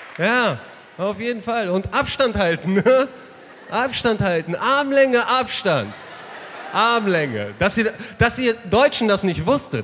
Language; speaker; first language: German; early bilingual, other home language; Arabic